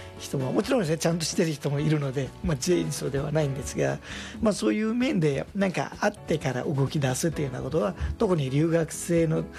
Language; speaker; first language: Japanese; non-native, fluent; Nepali